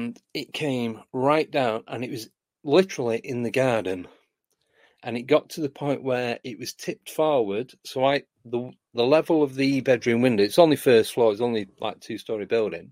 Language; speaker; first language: English; native; English